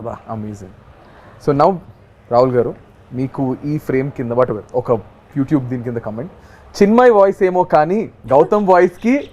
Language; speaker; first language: Telugu; native; Telugu